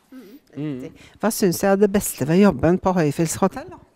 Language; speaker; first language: Norwegian; native; Norwegian